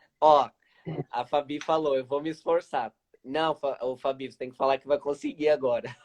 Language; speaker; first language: Portuguese; native; Portuguese